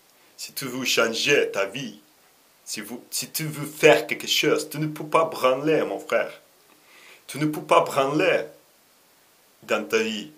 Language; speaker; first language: French; non-native, learner; Russian